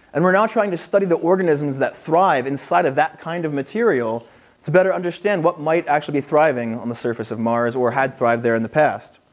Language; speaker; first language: English; native; English